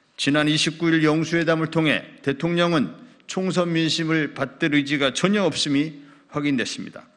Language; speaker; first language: Korean; native; Korean